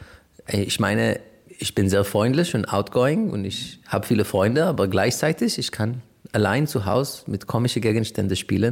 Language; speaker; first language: German; non-native, fluent; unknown